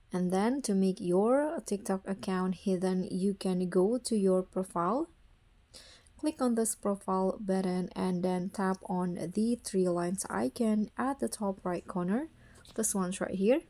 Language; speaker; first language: English; non-native, fluent; Indonesian